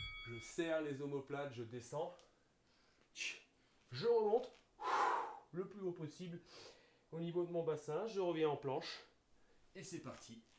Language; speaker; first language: French; native; French